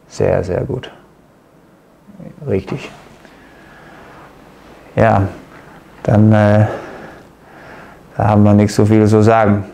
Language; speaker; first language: German; non-native, fluent; Danish